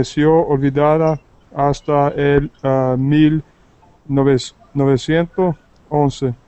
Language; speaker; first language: Spanish; non-native, learner; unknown